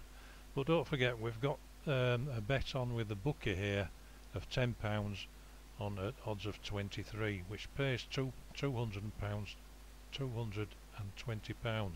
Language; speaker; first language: English; native; English